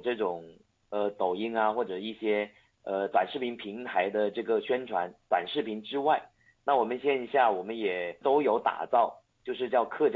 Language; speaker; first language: Chinese; non-native, local second language; Hakka Chinese